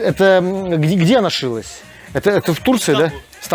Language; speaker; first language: Russian; native; Russian